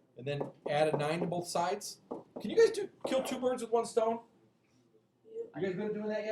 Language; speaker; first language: English; native; English